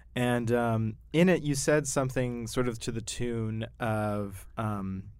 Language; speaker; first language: English; native; English